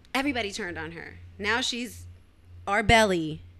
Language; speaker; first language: English; early bilingual, other home language; Tigrinya